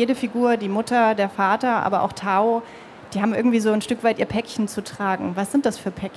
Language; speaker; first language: German; native; German